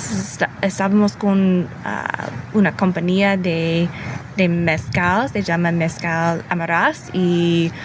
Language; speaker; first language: Spanish; early bilingual, heritage; English